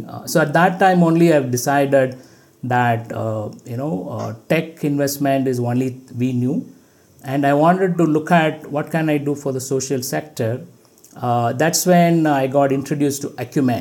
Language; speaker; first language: English; non-native, local second language; Tamil